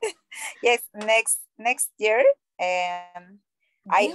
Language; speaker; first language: English; non-native, learner; Spanish